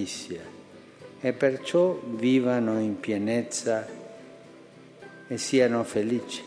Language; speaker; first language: Italian; early bilingual, heritage; Spanish